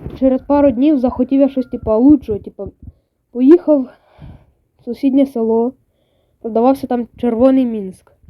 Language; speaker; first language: Ukrainian; native; Ukrainian